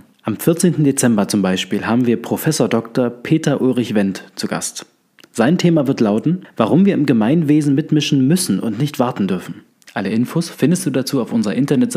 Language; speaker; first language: German; native; German